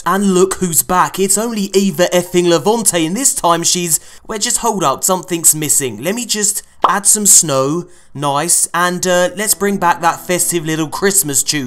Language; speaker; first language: English; native; English